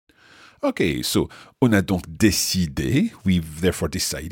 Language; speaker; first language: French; non-native, fluent; English